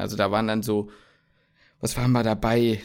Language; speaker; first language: German; native; German